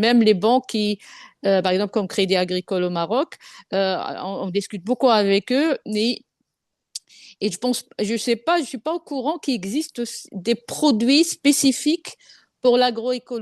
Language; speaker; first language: French; non-native, local second language; Arabic